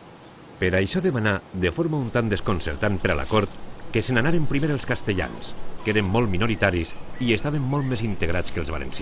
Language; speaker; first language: Catalan; native; Catalan